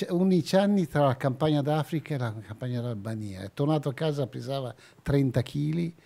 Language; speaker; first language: Italian; native; Italian